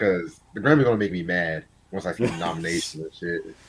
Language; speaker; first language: English; native; English